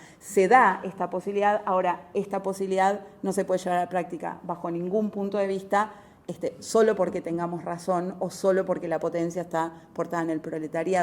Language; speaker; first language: Spanish; native; Spanish